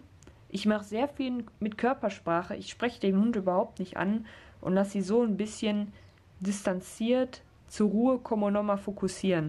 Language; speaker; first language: German; native; German